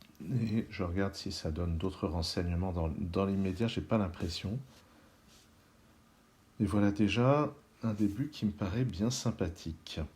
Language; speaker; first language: French; native; French